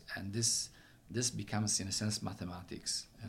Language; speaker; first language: English; non-native, fluent; Italian